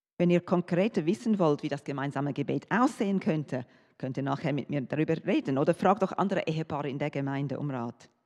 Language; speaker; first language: German; non-native, fluent; English